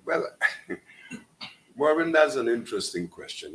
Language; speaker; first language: English; native; English